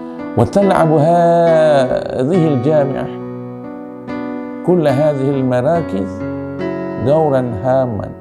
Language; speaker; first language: Arabic; non-native, fluent; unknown